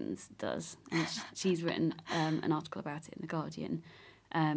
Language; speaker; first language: English; native; English